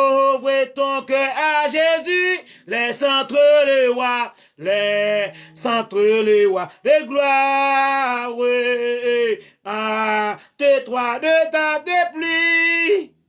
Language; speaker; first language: French; non-native, learner; Haitian Creole